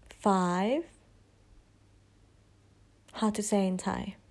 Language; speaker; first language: English; non-native, fluent; Thai